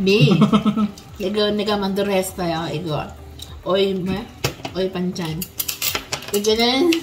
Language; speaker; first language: Korean; non-native, local second language; Filipino